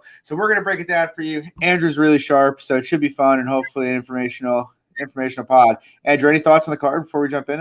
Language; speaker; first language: English; native; English